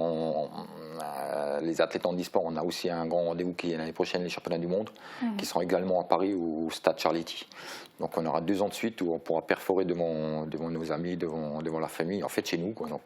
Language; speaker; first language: French; native; French